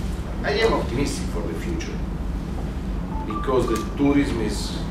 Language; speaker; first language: English; non-native, learner; Italian